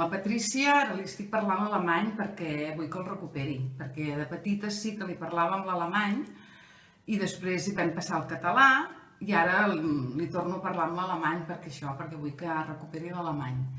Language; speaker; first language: Catalan; non-native, fluent; German